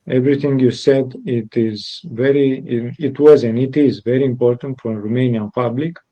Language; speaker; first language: English; non-native, fluent; Romanian